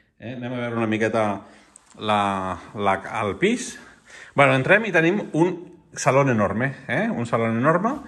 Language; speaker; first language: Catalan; non-native, local second language; Spanish